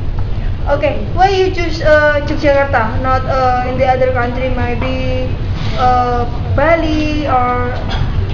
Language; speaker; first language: English; non-native, learner; Indonesian